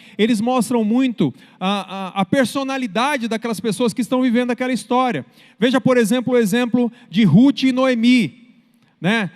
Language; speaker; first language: Portuguese; native; Portuguese